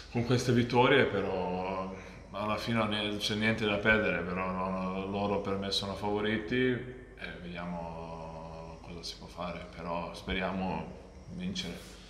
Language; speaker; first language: Italian; non-native, fluent; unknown